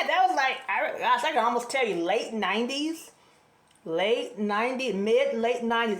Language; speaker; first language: English; native; English